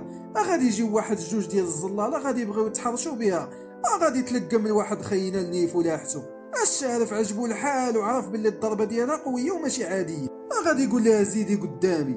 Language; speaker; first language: Arabic; native; Arabic